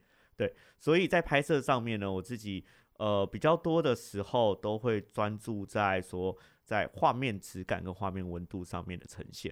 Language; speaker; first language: Chinese; native; Chinese